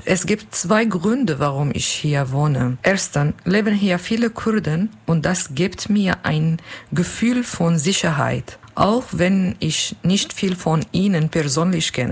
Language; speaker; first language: German; non-native, learner; Kurdish